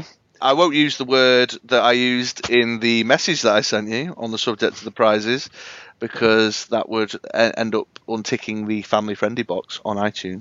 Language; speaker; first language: English; native; English